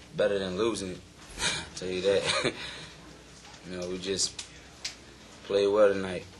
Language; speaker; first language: English; native; English